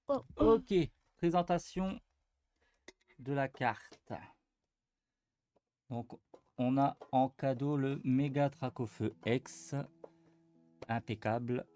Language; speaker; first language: French; native; French